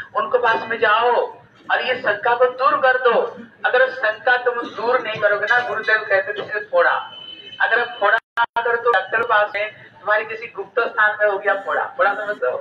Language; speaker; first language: Hindi; native; Hindi